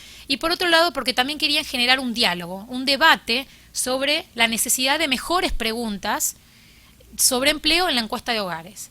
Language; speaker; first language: Spanish; native; Spanish